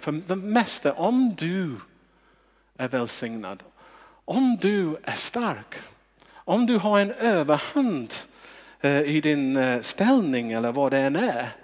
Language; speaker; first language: Swedish; non-native, fluent; English